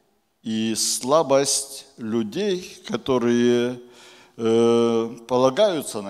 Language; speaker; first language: Polish; non-native, learner; Russian